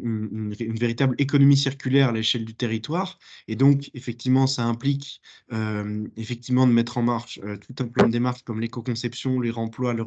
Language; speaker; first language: French; native; French